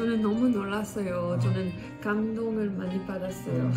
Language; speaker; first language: Korean; non-native, learner; English